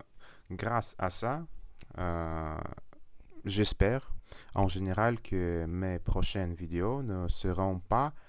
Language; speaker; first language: French; non-native, learner; Russian